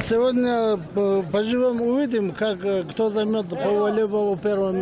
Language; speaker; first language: Russian; non-native, local second language; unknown